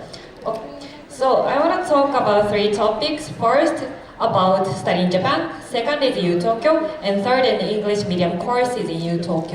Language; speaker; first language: English; non-native, fluent; Japanese